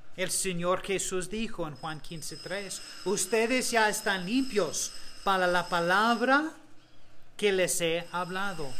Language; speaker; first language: Spanish; non-native, fluent; English